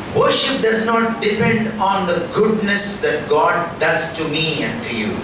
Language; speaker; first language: English; non-native, local second language; Telugu